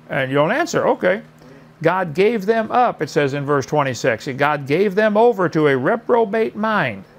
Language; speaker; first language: English; native; English